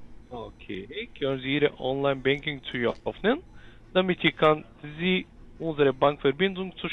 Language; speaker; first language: German; non-native, learner; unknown